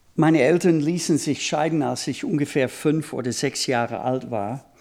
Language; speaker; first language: German; non-native, fluent; English